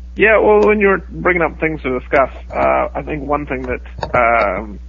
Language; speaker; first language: English; native; English